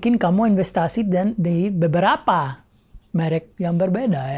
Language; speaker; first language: Indonesian; non-native, fluent; English